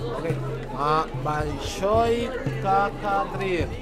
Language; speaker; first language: Russian; non-native, learner; Spanish